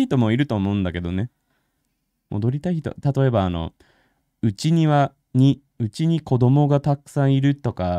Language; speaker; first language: Japanese; non-native, fluent; English